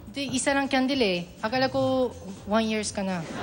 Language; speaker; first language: Filipino; non-native, learner; Japanese